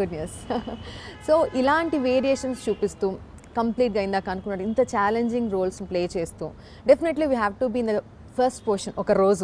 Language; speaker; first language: Telugu; native; Telugu